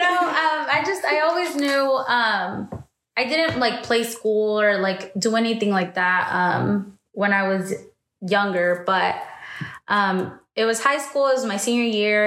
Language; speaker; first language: English; native; English